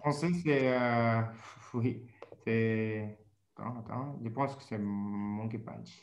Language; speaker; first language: French; non-native, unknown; Japanese